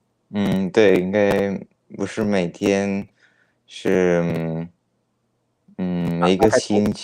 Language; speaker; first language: Chinese; non-native, fluent; Italian